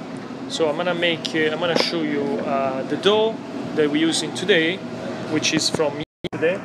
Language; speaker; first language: English; non-native, fluent; Italian